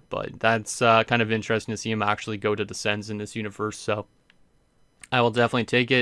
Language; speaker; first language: English; native; English